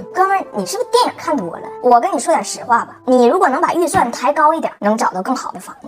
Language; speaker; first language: Chinese; non-native, fluent; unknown